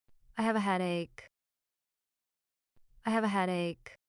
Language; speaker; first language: English; non-native, fluent; Portuguese